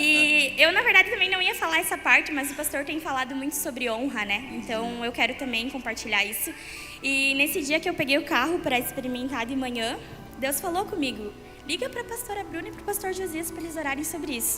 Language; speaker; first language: Portuguese; native; Portuguese